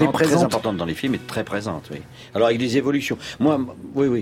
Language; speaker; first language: French; native; French